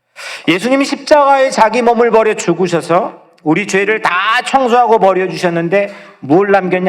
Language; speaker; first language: Korean; native; Korean